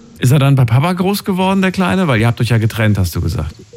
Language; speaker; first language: German; native; German